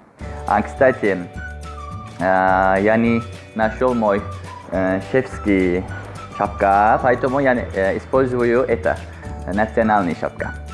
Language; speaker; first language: Russian; non-native, learner; Azerbaijani